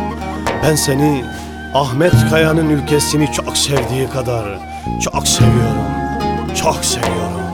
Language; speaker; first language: Turkish; native; Turkish